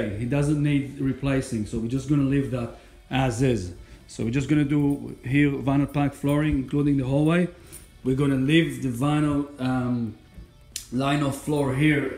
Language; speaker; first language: English; non-native, fluent; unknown